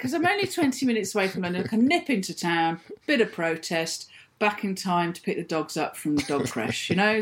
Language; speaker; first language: English; native; English